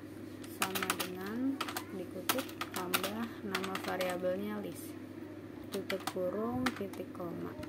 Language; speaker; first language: Indonesian; native; Indonesian